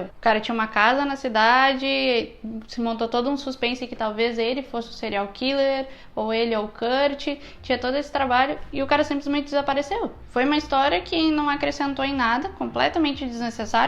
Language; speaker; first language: Portuguese; native; Portuguese